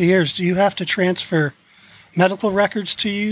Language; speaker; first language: English; native; English